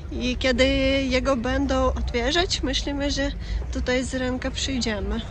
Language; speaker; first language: Polish; non-native, learner; Ukrainian